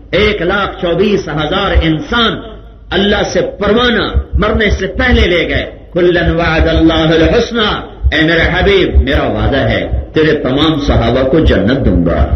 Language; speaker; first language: Urdu; non-native, local second language; Punjabi